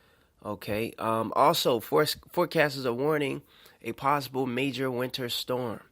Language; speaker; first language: English; native; English